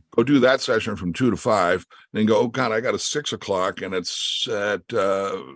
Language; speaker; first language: English; native; English